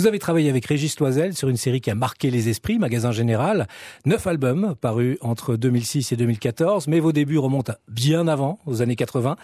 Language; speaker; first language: French; native; French